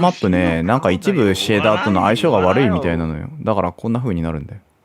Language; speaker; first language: Japanese; native; Japanese